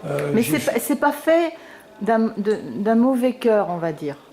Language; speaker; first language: French; native; French